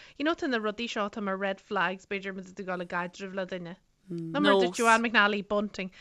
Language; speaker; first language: Irish; native; Irish